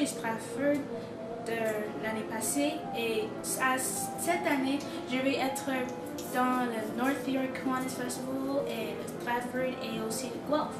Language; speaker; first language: French; non-native, local second language; English